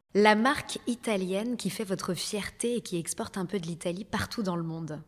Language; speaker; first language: French; native; French